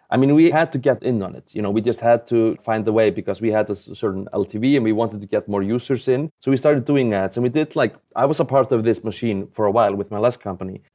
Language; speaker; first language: English; non-native, fluent; Icelandic